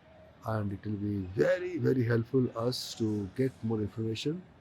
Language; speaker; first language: English; non-native, local second language; Hindi